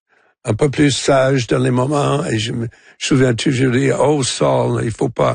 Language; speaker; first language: French; non-native, local second language; English